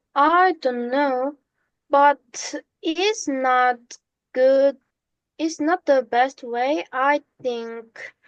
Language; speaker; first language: English; non-native, learner; Korean